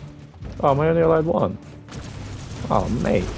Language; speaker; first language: English; native; English